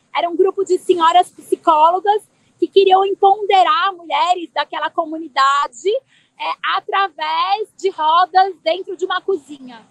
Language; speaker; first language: Portuguese; native; Portuguese